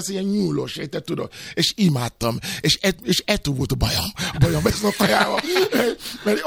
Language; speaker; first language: Hungarian; non-native, fluent; Yoruba